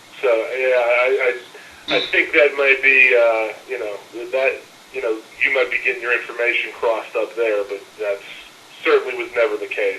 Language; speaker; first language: English; native; English